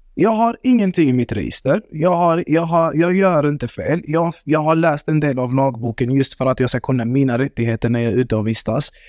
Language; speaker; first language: Swedish; early bilingual, other home language; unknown